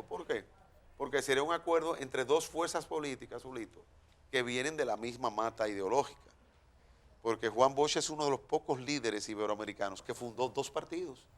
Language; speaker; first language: Spanish; native; Spanish